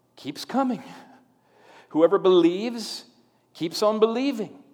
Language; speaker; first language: English; native; English